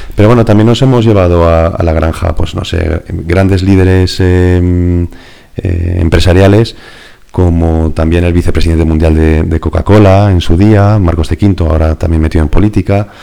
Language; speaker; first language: Spanish; native; Spanish